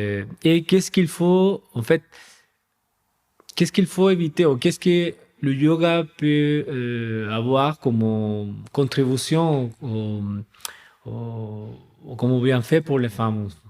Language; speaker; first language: French; non-native, fluent; Spanish